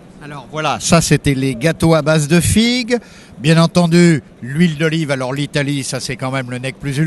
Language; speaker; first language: French; native; French